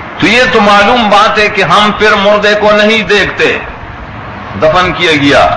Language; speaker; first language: Urdu; non-native, local second language; Pashto